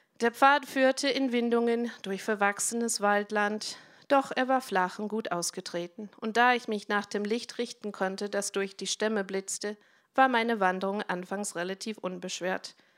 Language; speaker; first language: German; non-native, fluent; English